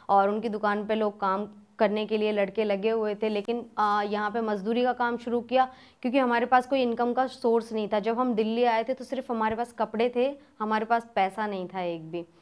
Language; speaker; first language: Hindi; native; Hindi